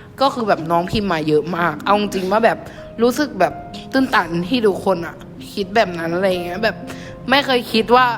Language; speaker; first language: Thai; native; Thai